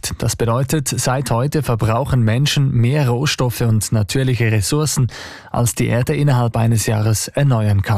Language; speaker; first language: German; native; German